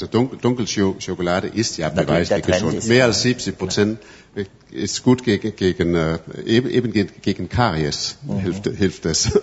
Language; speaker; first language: German; non-native, fluent; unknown